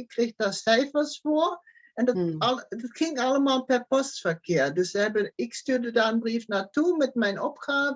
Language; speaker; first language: Dutch; non-native, fluent; German